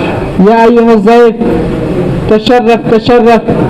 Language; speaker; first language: Arabic; non-native, learner; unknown